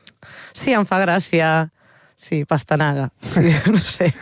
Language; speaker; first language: Catalan; non-native, learner; Spanish